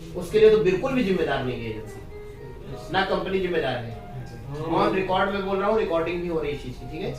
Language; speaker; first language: Hindi; native; Hindi